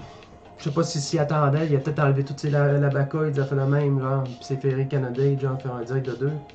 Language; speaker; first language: French; native; French